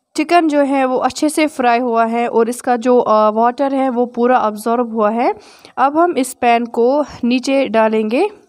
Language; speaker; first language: Urdu; non-native, local second language; Kashmiri